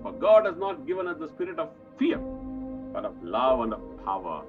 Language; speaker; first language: English; non-native, local second language; Kannada